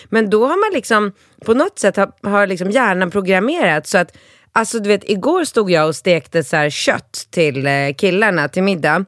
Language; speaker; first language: Swedish; native; Swedish